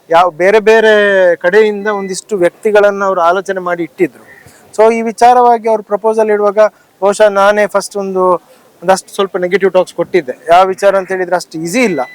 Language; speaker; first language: Kannada; native; Kannada